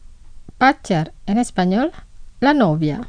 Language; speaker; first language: Spanish; non-native, fluent; Indonesian